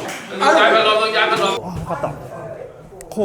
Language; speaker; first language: Japanese; native; Japanese